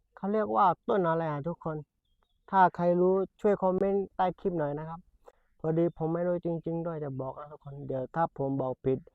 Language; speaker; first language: Thai; non-native, local second language; Pattani Malay